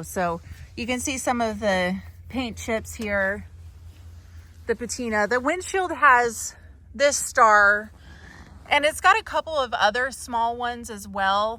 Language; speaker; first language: English; native; English